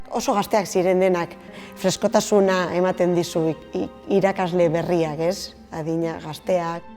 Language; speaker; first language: Basque; non-native, local second language; Spanish